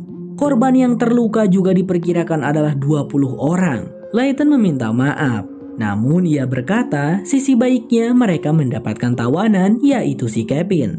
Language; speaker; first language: Indonesian; native; Indonesian